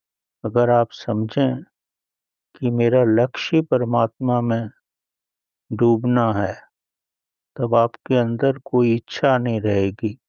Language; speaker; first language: Hindi; native; Hindi